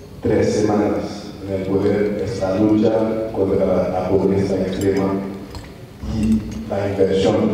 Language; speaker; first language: Spanish; non-native, fluent; French